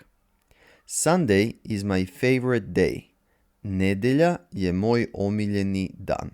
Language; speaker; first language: Serbian; native; Serbian